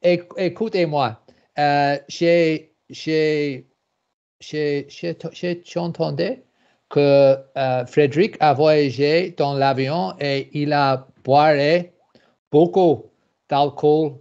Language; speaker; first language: French; non-native, learner; English